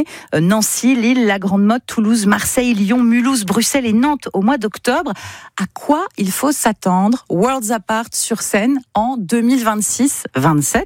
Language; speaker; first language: French; native; French